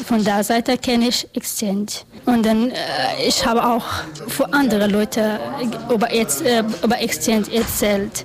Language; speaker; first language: German; non-native, learner; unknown